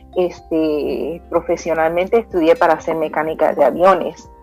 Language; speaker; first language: Spanish; early bilingual, heritage; Spanish